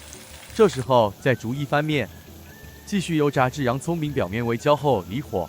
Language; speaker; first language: Chinese; native; Chinese